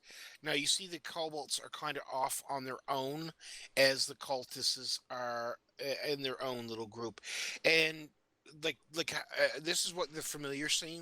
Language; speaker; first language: English; native; English